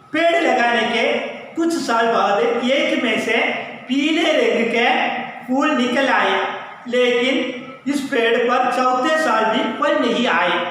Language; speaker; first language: Hindi; non-native, local second language; Malayalam